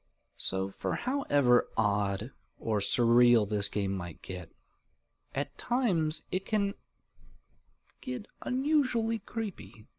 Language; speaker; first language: English; native; English